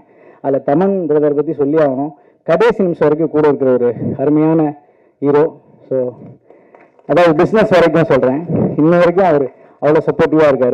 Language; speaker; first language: Tamil; native; Tamil